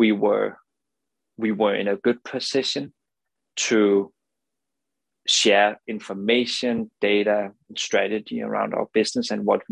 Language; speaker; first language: English; non-native, fluent; Danish